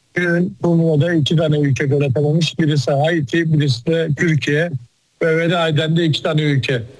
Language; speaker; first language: Turkish; native; Turkish